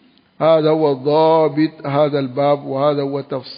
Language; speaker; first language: Arabic; non-native, fluent; French